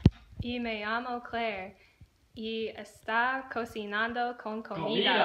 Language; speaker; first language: Spanish; non-native, learner; English